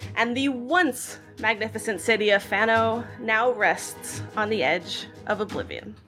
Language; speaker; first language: English; non-native, fluent; Hebrew